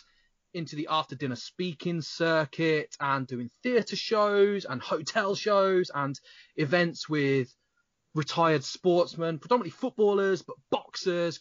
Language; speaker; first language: English; native; English